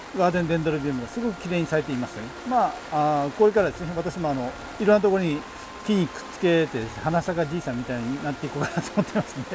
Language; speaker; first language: Japanese; native; Japanese